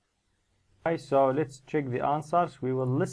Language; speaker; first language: English; non-native, fluent; Arabic